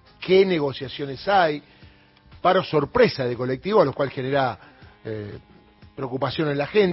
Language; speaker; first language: Spanish; native; Spanish